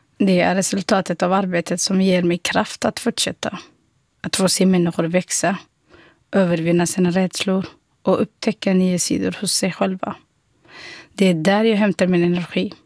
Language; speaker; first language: Swedish; non-native, fluent; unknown